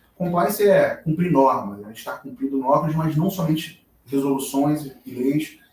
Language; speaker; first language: Portuguese; native; Portuguese